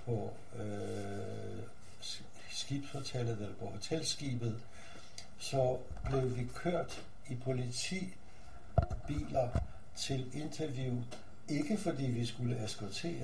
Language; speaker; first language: Danish; non-native, fluent; Polish